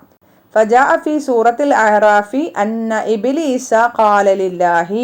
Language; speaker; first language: Arabic; non-native, fluent; Malayalam